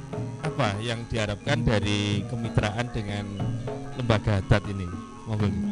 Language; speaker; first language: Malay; non-native, local second language; Javanese